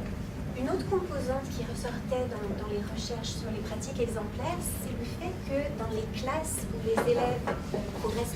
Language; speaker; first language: French; native; French